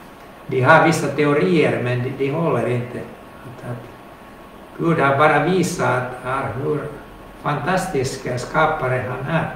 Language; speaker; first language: Swedish; non-native, local second language; Finnish